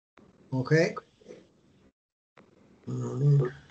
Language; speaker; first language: Finnish; native; Finnish